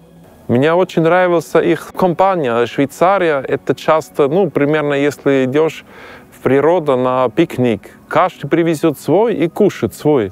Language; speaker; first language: Russian; non-native, learner; German